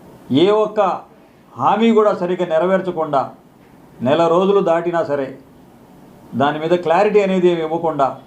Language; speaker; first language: Telugu; native; Telugu